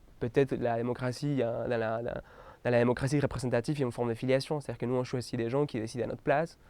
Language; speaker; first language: French; non-native, fluent; Spanish